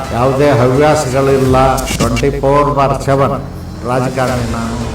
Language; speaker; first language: Kannada; native; Kannada